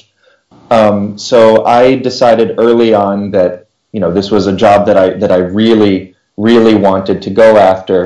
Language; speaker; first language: English; native; English